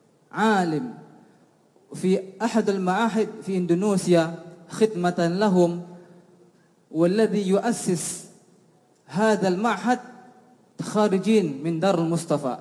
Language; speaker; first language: Arabic; non-native, learner; Indonesian